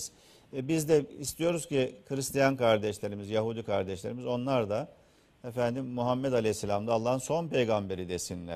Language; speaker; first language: Turkish; native; Turkish